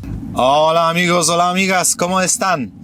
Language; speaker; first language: Spanish; non-native, fluent; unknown